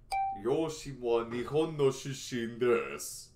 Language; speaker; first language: Japanese; non-native, learner; English